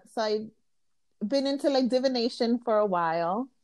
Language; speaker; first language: English; early bilingual, other home language; Spanish